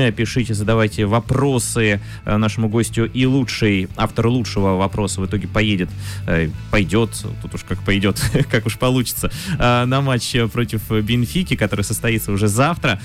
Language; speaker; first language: Russian; native; Russian